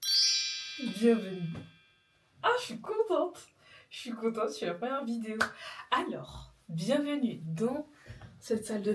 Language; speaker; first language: French; native; French